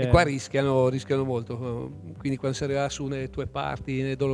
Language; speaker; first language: Italian; native; Italian